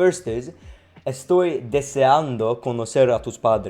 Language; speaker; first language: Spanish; non-native, learner; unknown